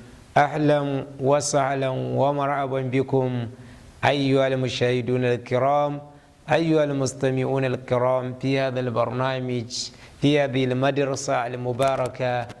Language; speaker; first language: Arabic; non-native, fluent; Hausa